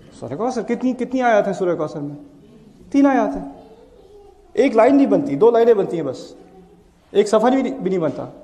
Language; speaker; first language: Urdu; early bilingual, heritage; Urdu